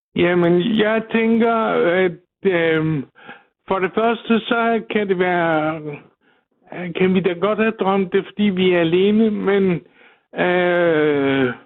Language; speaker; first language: Danish; native; Danish